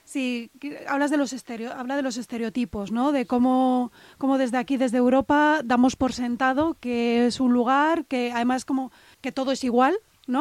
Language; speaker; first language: Spanish; native; Spanish